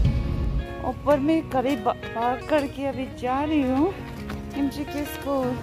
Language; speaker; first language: Hindi; non-native, local second language; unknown